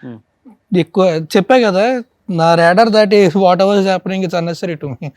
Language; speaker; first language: Telugu; native; Telugu